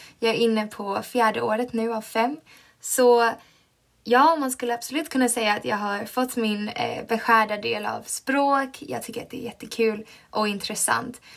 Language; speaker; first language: Swedish; native; Swedish